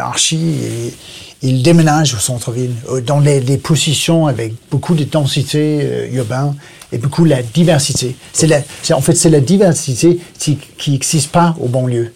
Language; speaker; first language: French; non-native, learner; Danish